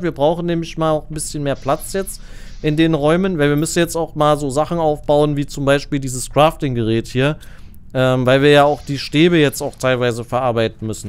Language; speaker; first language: German; native; German